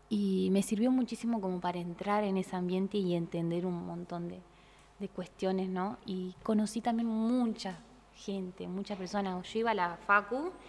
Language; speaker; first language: Spanish; native; Spanish